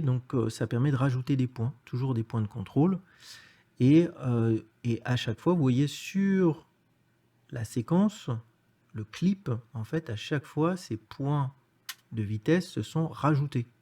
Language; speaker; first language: French; native; French